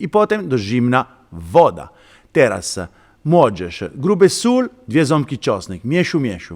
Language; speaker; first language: Polish; non-native, learner; Italian